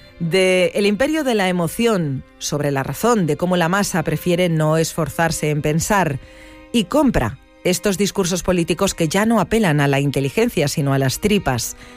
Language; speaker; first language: Spanish; native; Spanish